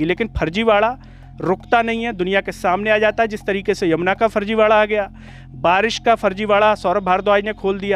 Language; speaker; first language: Hindi; native; Hindi